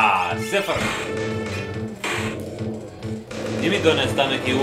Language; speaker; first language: Persian; non-native, learner; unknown